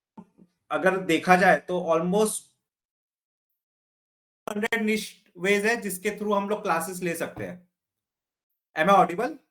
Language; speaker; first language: Hindi; native; Hindi